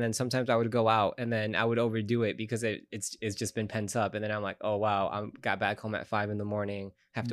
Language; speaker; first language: English; native; English